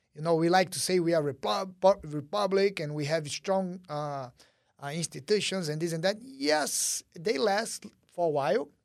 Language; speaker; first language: English; early bilingual, other home language; Portuguese